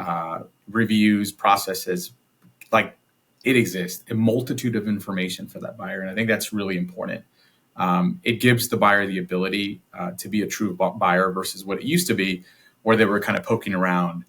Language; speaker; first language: English; native; English